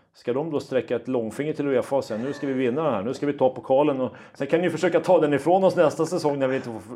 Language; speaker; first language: Swedish; native; Swedish